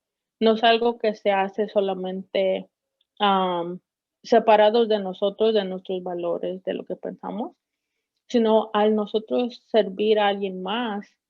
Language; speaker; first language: Spanish; early bilingual, heritage; Spanish